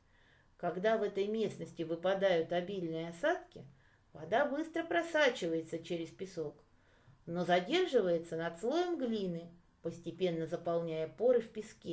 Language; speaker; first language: Russian; native; Russian